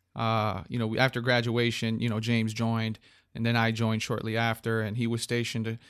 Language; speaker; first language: English; native; English